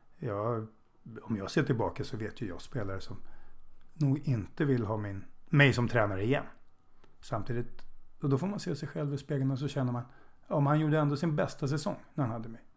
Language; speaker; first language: Swedish; native; Swedish